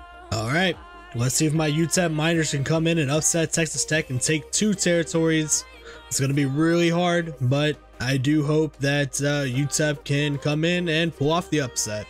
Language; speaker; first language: English; native; English